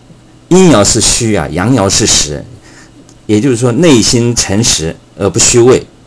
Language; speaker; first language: Chinese; native; Chinese